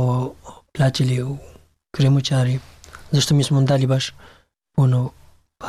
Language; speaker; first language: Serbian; non-native, learner; Pashto